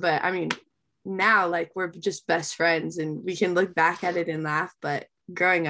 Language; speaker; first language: English; native; English